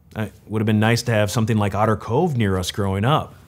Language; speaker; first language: English; native; English